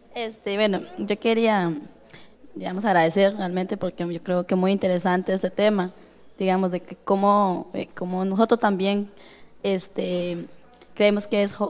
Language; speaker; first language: Spanish; non-native, local second language; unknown